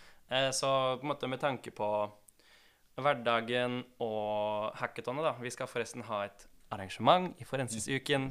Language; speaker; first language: Norwegian; native; Norwegian